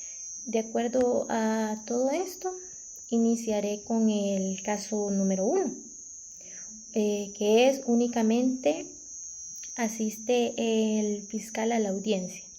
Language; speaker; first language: Spanish; native; Spanish